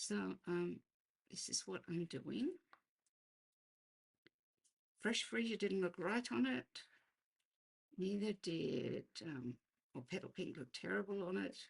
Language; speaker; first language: English; native; English